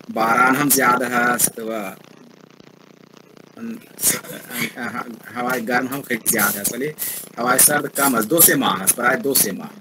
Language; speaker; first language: Persian; non-native, learner; Hindi